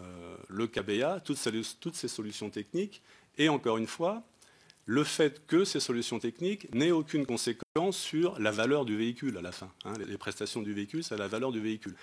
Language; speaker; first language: French; native; French